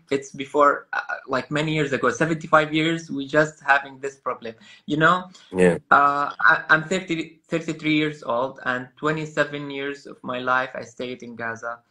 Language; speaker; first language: English; non-native, learner; Arabic